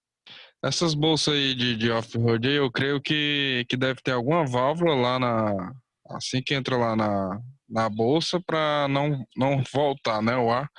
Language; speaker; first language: Portuguese; native; Portuguese